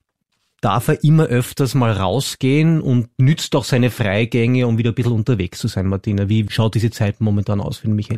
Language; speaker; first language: German; native; German